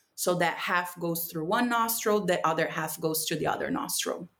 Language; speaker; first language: English; non-native, fluent; Portuguese